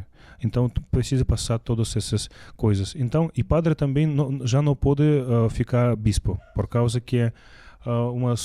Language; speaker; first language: Portuguese; non-native, learner; Russian